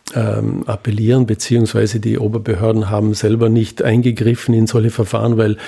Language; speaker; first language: German; native; German